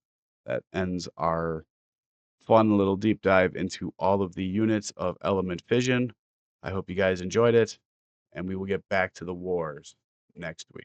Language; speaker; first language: English; native; English